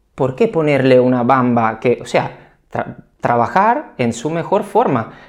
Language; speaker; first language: Spanish; non-native, fluent; Italian